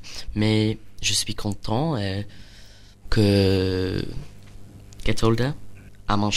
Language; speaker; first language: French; non-native, learner; English